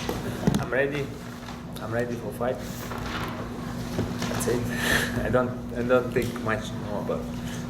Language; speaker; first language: English; non-native, learner; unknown